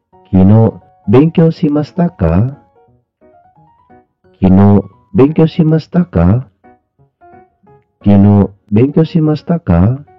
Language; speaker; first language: Japanese; non-native, learner; Indonesian